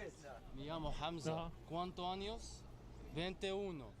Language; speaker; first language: Spanish; non-native, learner; Arabic